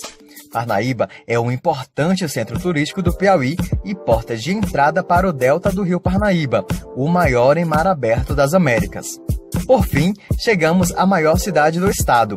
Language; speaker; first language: Portuguese; native; Portuguese